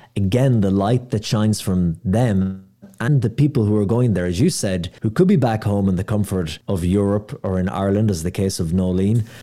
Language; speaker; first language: English; native; English